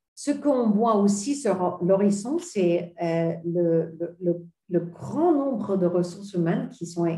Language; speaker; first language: French; non-native, fluent; Swedish